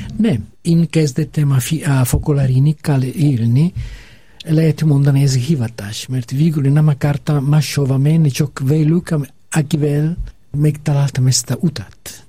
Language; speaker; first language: Hungarian; non-native, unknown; Italian